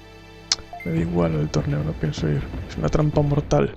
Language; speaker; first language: Spanish; native; Spanish